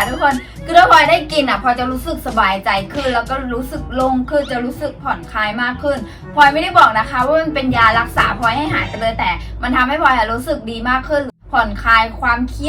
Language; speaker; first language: Thai; native; Thai